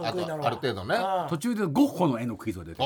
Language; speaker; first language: Japanese; native; Japanese